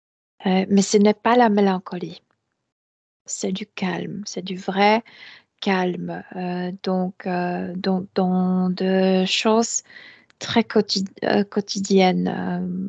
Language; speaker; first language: French; non-native, fluent; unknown